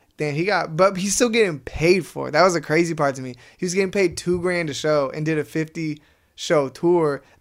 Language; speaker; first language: English; native; English